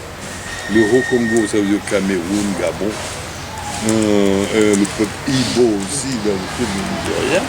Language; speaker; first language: French; non-native, local second language; Haitian Creole